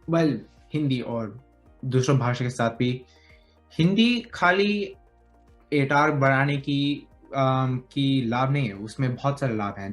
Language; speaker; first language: Hindi; early bilingual, heritage; Hindi